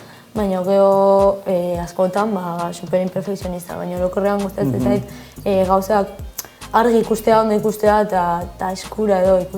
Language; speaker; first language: Basque; non-native, local second language; Spanish